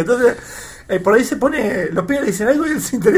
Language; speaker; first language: Spanish; native; Spanish